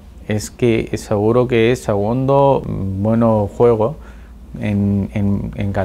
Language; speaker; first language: Spanish; non-native, learner; Urdu